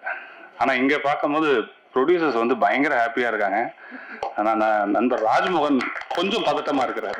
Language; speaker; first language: Tamil; native; Tamil